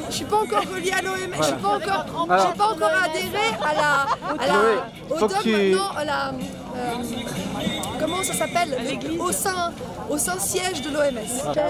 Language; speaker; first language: French; native; French